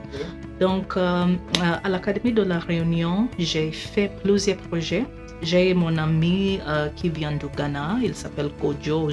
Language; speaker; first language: French; non-native, fluent; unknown